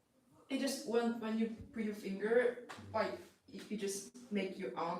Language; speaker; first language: English; non-native, fluent; Chinese